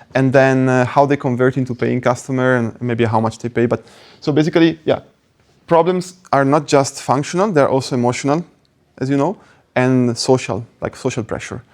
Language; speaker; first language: English; non-native, fluent; Italian